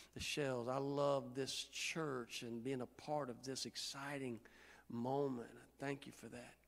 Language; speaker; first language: English; native; English